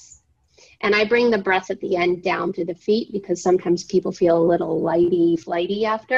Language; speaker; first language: English; native; English